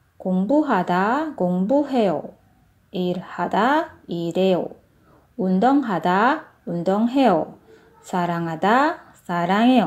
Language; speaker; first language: Korean; non-native, local second language; Indonesian